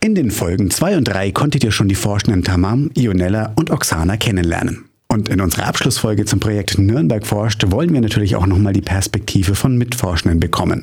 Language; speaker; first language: German; native; German